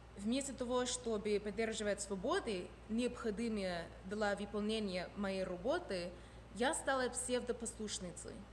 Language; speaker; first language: Russian; non-native, fluent; English